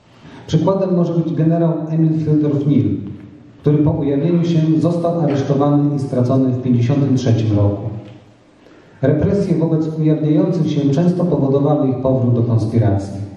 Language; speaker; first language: Polish; native; Polish